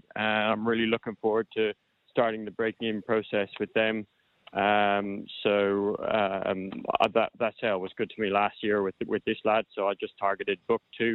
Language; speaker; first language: English; native; English